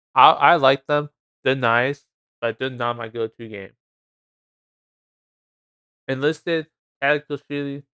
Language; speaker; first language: English; native; English